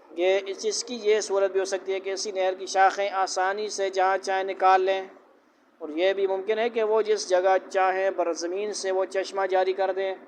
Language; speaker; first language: Urdu; non-native, local second language; Punjabi